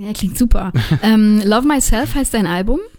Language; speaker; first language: German; native; German